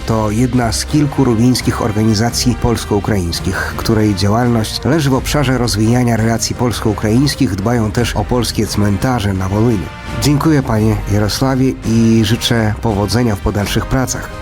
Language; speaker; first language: Polish; non-native, fluent; Ukrainian